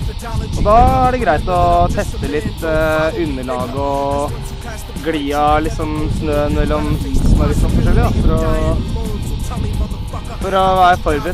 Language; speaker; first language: Norwegian; native; Norwegian